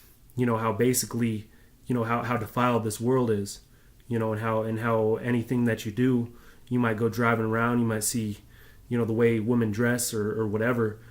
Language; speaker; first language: English; native; English